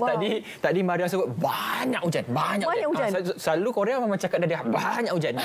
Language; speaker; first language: Malay; native; Malay